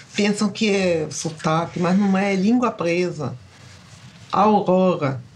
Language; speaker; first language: Portuguese; early bilingual, other home language; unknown